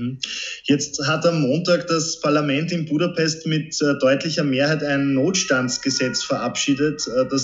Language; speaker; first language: German; native; German